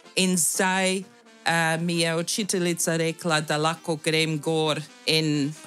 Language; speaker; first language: Slovenian; non-native, learner; English